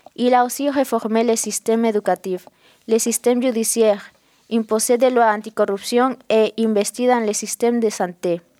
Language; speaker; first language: French; non-native, fluent; Spanish